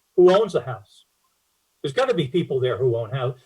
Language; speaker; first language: English; native; English